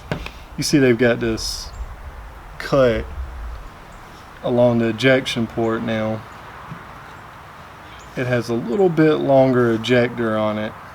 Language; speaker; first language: English; native; English